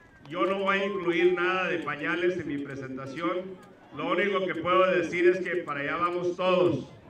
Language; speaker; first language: Spanish; native; Spanish